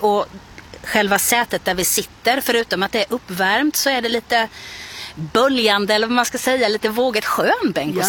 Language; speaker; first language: Swedish; native; Swedish